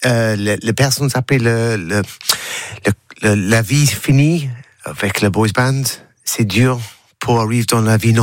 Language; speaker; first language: French; non-native, learner; English